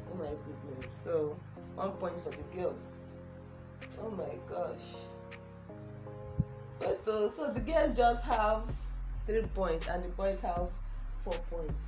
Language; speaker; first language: English; non-native, local second language; Igbo